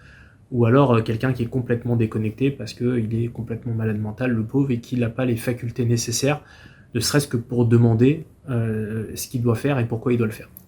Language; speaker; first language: French; native; French